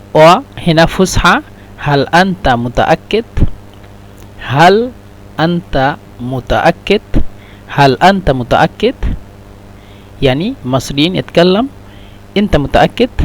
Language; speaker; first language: Arabic; non-native, fluent; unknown